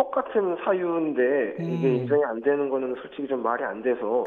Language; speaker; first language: Korean; native; Korean